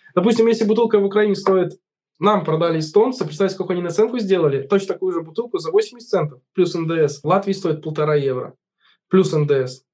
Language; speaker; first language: Russian; native; Russian